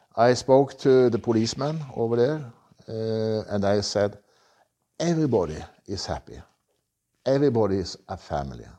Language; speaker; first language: English; non-native, learner; Norwegian